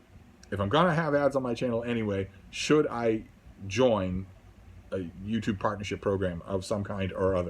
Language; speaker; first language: English; native; English